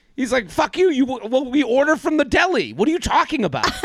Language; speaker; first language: English; native; English